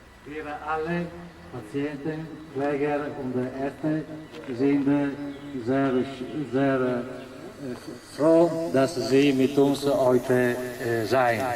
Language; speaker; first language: German; non-native, learner; Italian